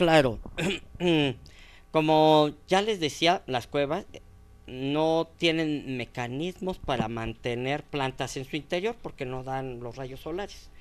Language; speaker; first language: Spanish; native; Spanish